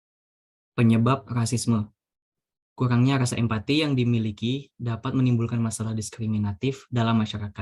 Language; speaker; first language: Indonesian; native; Indonesian